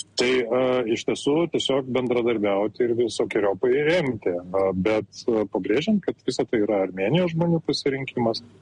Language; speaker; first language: Lithuanian; native; Lithuanian